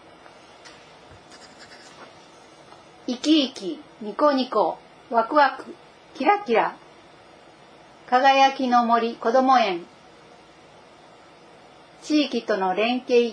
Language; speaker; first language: Japanese; native; Japanese